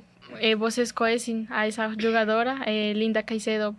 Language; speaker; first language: Portuguese; non-native, learner; Spanish